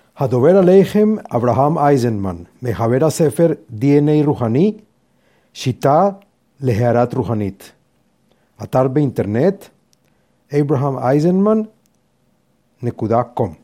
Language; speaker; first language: Hebrew; non-native, fluent; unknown